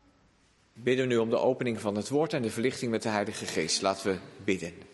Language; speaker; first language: Dutch; native; Dutch